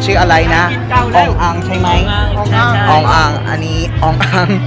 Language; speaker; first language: Thai; non-native, learner; Filipino